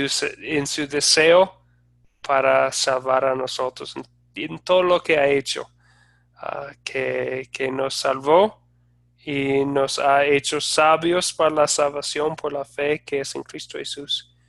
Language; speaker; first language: Spanish; non-native, fluent; English